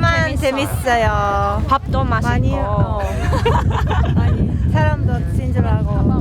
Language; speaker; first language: Korean; non-native, learner; Japanese